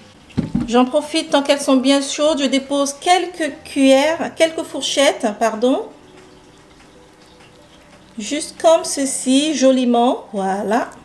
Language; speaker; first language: French; native; French